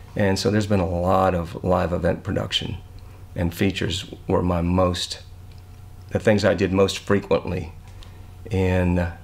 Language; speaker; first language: English; native; English